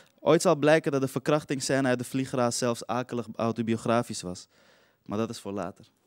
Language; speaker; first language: Dutch; early bilingual, other home language; Persian